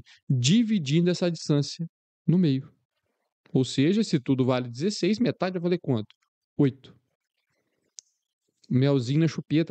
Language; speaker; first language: Portuguese; native; Portuguese